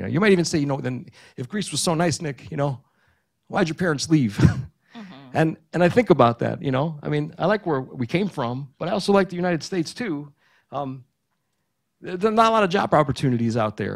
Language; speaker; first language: English; early bilingual, other home language; Greek